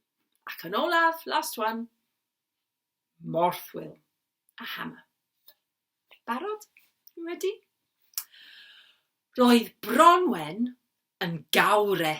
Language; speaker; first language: Welsh; non-native, learner; English